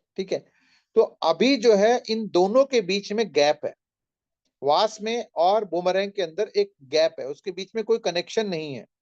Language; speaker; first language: Hindi; non-native, local second language; Marathi